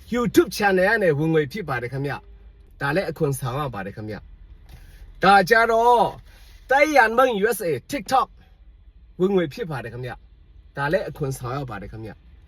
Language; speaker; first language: Burmese; non-native, local second language; Shan